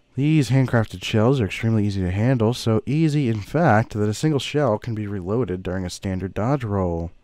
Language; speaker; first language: English; native; English